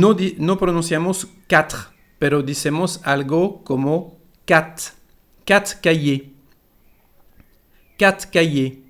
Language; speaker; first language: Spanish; non-native, fluent; French